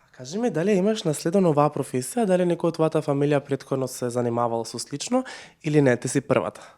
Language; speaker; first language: Macedonian; native; Macedonian